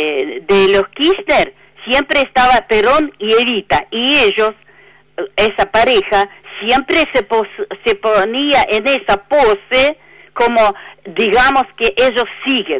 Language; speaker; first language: Spanish; non-native, fluent; Russian